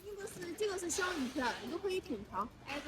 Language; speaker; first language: Chinese; native; Chinese